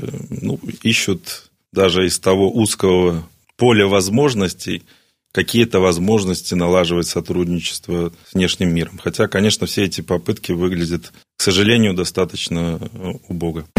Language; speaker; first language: Russian; native; Russian